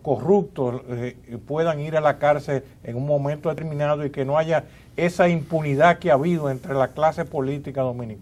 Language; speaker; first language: Spanish; native; Spanish